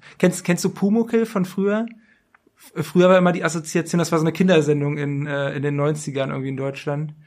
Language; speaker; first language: German; native; German